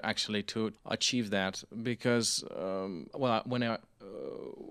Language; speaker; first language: English; non-native, fluent; Russian